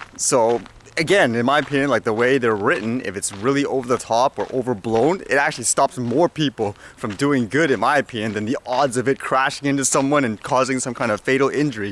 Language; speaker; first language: English; native; English